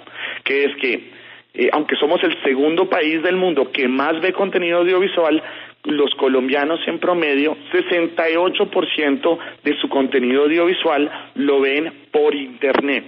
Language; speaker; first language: Spanish; native; Spanish